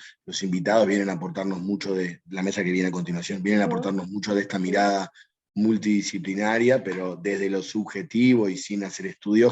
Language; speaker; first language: Spanish; native; Spanish